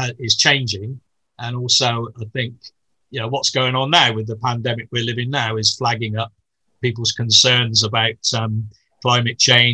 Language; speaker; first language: English; native; English